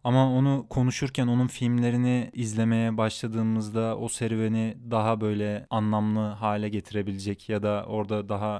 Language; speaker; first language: Turkish; native; Turkish